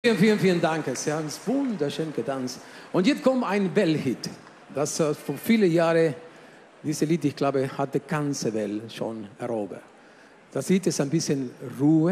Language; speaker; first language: German; non-native, fluent; Spanish